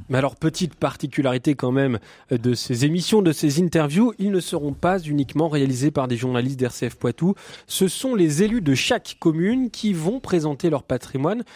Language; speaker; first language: French; native; French